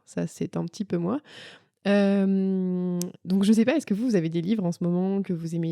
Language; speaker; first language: French; native; French